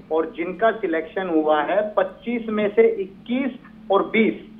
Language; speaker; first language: Hindi; native; Hindi